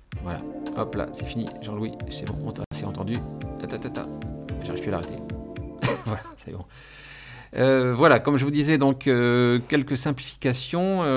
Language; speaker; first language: French; native; French